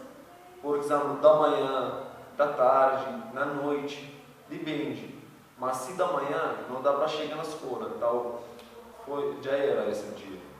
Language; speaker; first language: Portuguese; non-native, learner; Arabic